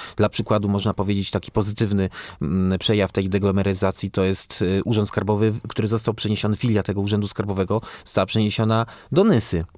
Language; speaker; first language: Polish; native; Polish